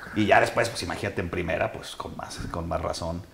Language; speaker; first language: Spanish; native; Spanish